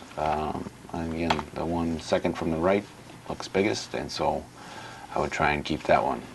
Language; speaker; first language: English; native; English